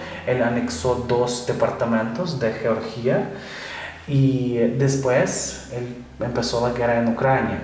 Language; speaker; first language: Spanish; non-native, fluent; Ukrainian